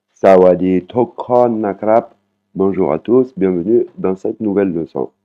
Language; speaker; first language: French; native; French